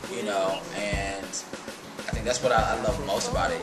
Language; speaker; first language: English; native; English